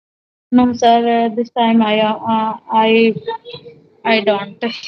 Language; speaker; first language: English; non-native, learner; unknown